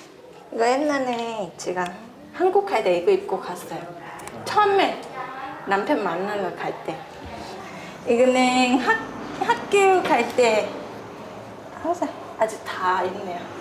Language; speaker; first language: Korean; non-native, fluent; Vietnamese